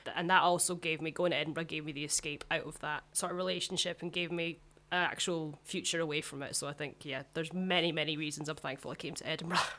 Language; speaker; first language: English; native; English